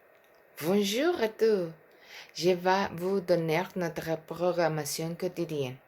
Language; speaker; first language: French; non-native, learner; Spanish